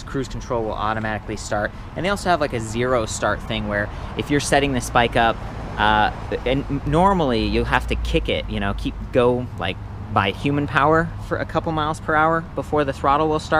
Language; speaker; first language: English; native; English